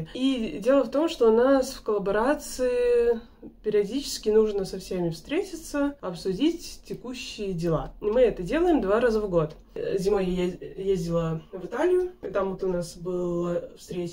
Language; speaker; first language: Russian; native; Russian